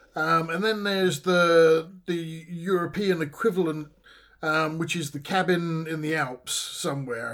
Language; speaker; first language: English; native; English